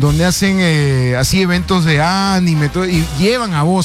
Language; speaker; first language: Spanish; native; Spanish